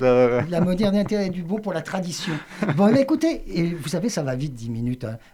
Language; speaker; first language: French; native; French